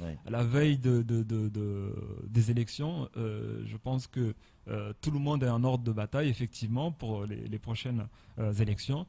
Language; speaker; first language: French; non-native, local second language; Comorian